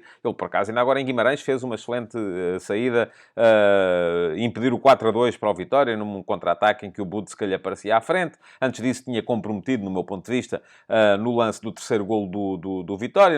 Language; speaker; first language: Portuguese; native; Portuguese